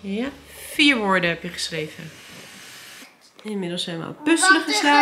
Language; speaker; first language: Dutch; native; Dutch